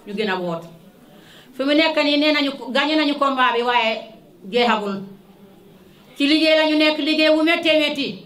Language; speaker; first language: Wolof; non-native, local second language; Jola-Fonyi